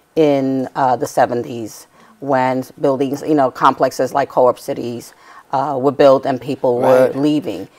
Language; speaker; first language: English; native; English